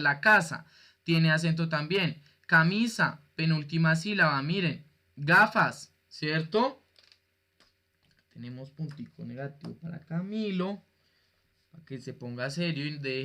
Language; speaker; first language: Spanish; native; Spanish